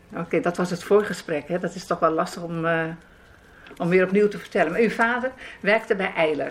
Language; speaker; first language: Dutch; native; Dutch